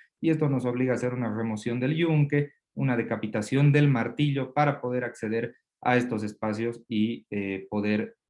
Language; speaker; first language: Spanish; native; Spanish